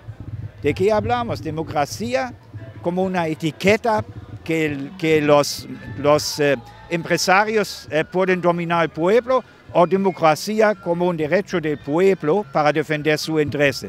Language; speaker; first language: Spanish; non-native, fluent; German